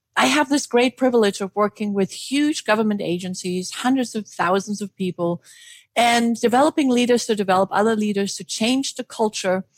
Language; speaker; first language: English; non-native, fluent; German